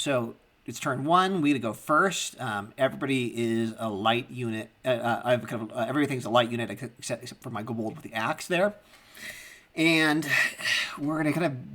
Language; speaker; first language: English; native; English